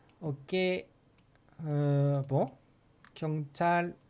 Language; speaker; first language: Korean; non-native, learner; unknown